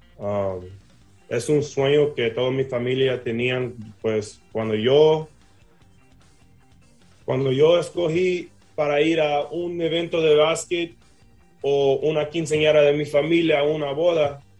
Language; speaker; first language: Spanish; early bilingual, heritage; English